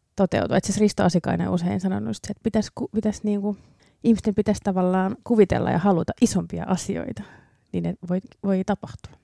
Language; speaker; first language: Finnish; early bilingual, other home language; English